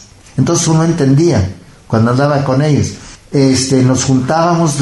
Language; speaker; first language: Spanish; native; Spanish